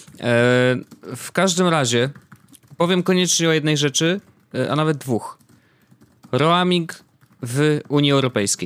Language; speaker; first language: Polish; native; Polish